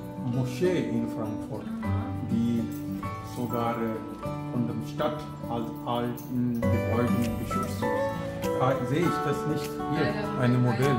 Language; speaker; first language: German; non-native, learner; Urdu